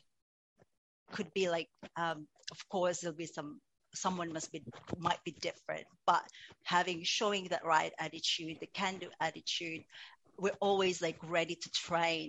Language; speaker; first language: English; non-native, local second language; Cebuano